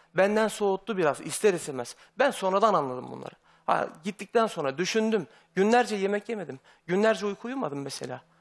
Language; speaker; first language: Turkish; native; Turkish